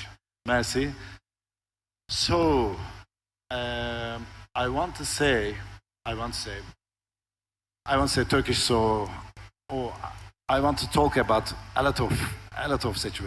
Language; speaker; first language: English; non-native, learner; Turkish